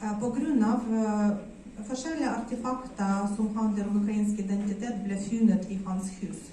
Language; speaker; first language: Swedish; non-native, fluent; Ukrainian